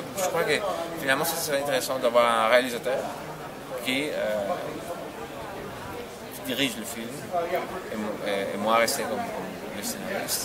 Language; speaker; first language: French; non-native, fluent; Spanish